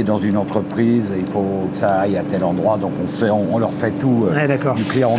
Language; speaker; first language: French; native; French